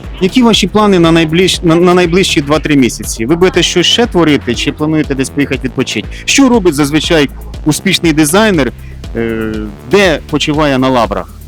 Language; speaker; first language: Ukrainian; native; Ukrainian